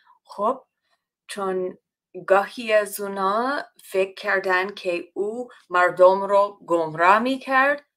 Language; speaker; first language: Persian; non-native, fluent; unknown